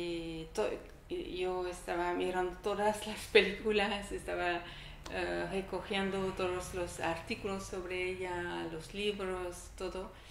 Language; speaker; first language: Spanish; non-native, learner; French